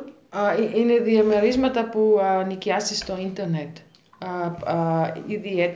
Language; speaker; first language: Greek; non-native, learner; German